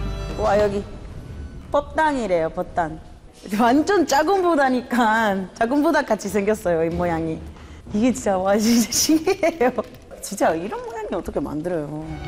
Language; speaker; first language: Korean; non-native, fluent; Spanish